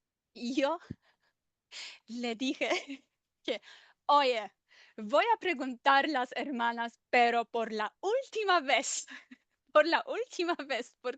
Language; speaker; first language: Spanish; non-native, fluent; German